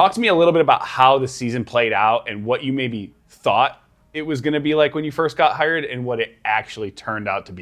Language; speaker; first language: English; native; English